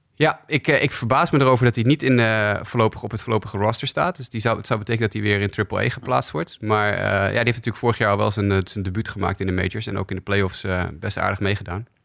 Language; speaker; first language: Dutch; native; Dutch